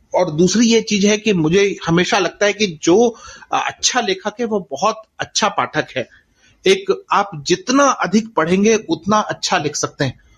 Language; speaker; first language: Hindi; native; Hindi